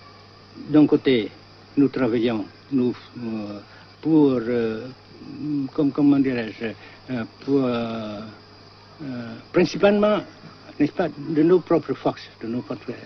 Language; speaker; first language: French; non-native, fluent; Vietnamese